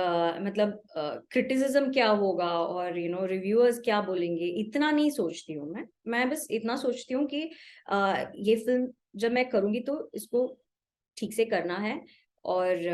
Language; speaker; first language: Hindi; non-native, local second language; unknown